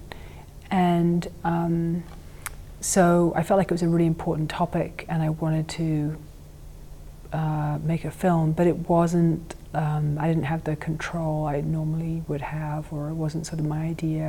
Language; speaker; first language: English; native; English